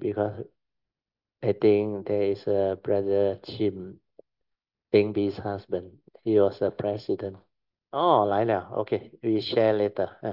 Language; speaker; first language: English; non-native, local second language; Chinese